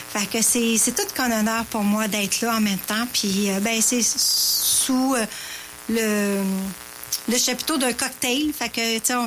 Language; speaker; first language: French; native; French